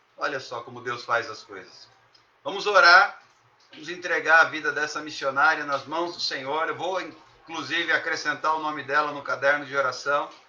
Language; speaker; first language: Portuguese; native; Portuguese